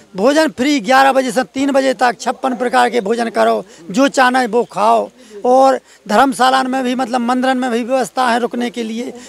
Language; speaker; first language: Hindi; native; Hindi